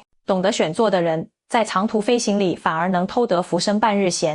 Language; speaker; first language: Chinese; native; Chinese